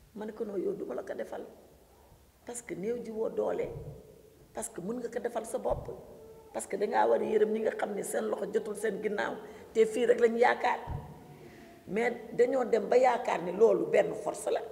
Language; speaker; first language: Wolof; non-native, local second language; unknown